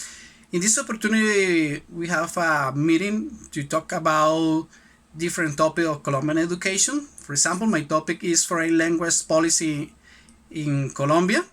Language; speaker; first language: English; non-native, learner; Spanish